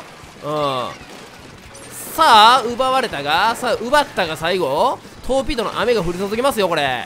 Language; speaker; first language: Japanese; native; Japanese